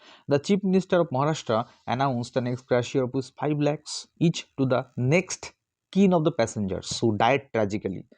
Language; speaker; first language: English; non-native, local second language; Bangla